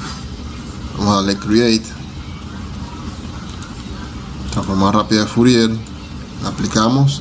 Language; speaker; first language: Spanish; native; Spanish